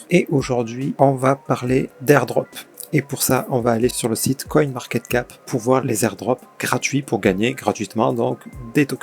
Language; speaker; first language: French; native; French